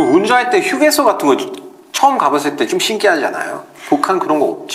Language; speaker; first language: Korean; non-native, fluent; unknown